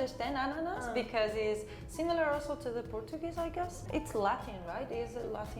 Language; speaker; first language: English; non-native, fluent; Spanish